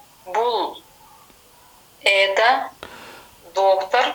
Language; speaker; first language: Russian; non-native, learner; Kyrgyz